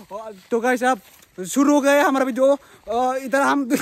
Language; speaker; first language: Hindi; non-native, local second language; Bodo